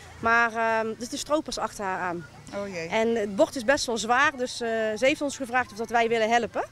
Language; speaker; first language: Dutch; native; Dutch